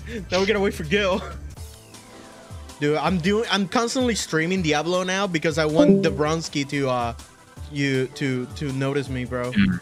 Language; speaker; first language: English; early bilingual, other home language; Spanish